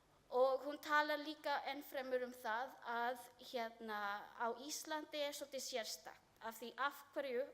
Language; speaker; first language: Icelandic; non-native, learner; Filipino